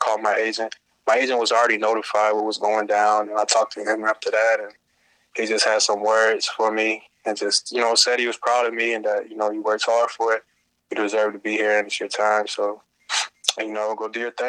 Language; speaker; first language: English; native; English